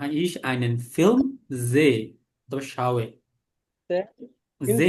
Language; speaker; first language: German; non-native, learner; Bangla